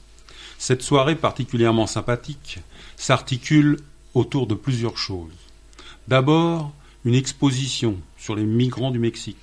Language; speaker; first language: French; native; French